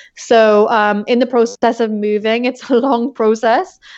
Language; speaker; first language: English; native; English